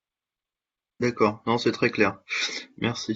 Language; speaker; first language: French; native; French